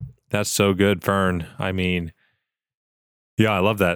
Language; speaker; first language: English; native; English